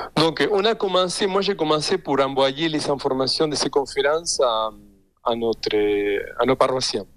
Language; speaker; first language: French; non-native, fluent; Spanish